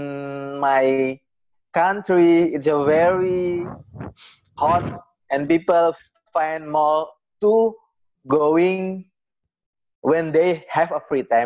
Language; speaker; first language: English; non-native, learner; Indonesian